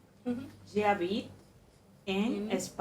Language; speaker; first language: French; non-native, learner; Spanish